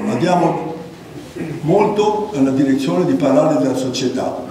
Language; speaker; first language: Italian; non-native, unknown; Greek